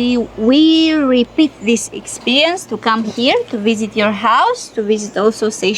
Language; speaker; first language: English; non-native, learner; Romanian